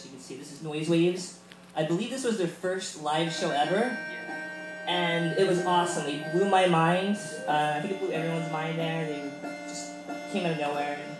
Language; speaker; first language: English; native; English